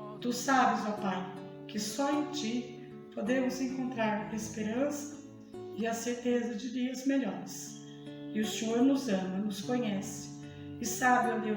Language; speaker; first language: Portuguese; native; Portuguese